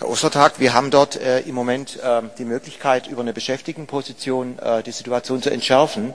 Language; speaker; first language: German; native; German